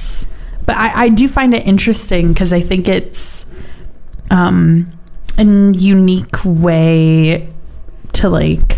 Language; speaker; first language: English; native; English